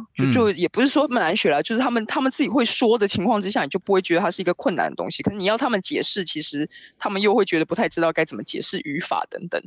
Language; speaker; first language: Chinese; non-native, local second language; Min Nan Chinese